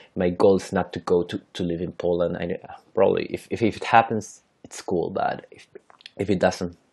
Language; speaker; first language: English; non-native, fluent; Spanish